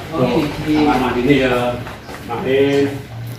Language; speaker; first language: Indonesian; non-native, local second language; Javanese